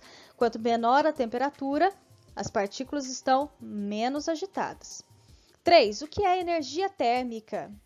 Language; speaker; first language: Portuguese; native; Portuguese